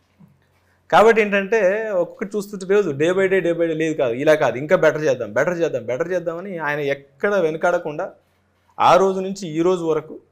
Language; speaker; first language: Telugu; native; Telugu